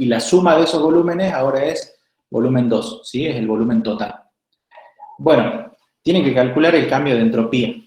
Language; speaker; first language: Spanish; native; Spanish